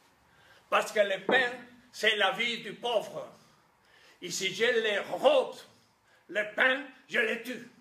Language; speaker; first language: French; non-native, fluent; Spanish